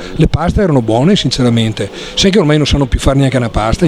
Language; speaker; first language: Italian; native; Italian